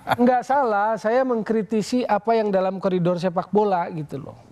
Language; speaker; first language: Indonesian; native; Indonesian